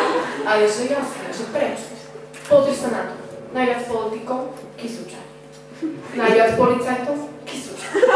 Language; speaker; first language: Slovak; native; Slovak